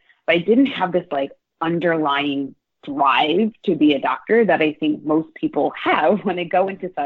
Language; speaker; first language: English; native; English